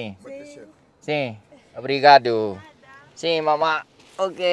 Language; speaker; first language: Portuguese; non-native, learner; Vietnamese